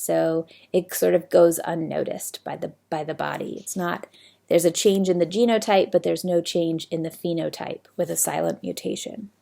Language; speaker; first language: English; native; English